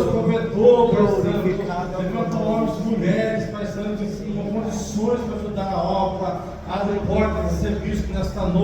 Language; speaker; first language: Portuguese; native; Portuguese